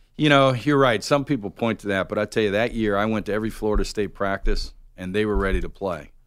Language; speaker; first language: English; native; English